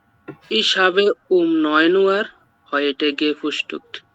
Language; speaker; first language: German; non-native, learner; Bangla